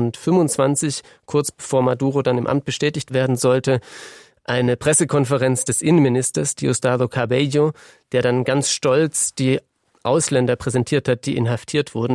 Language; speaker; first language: German; native; German